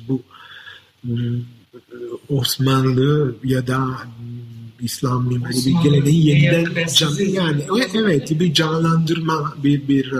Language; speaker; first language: Turkish; non-native, fluent; Italian